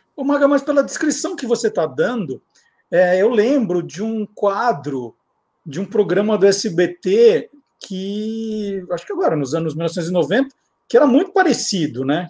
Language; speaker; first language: Portuguese; native; Portuguese